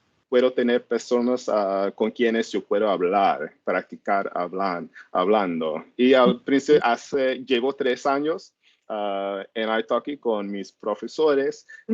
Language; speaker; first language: Spanish; non-native, learner; English